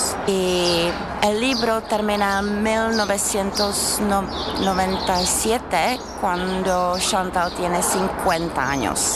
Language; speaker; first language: Spanish; non-native, learner; Czech